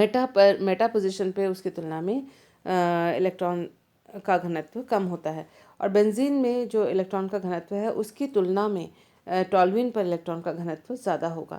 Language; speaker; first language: Hindi; native; Hindi